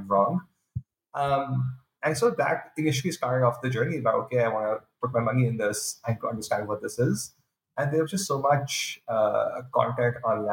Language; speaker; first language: English; non-native, local second language; Urdu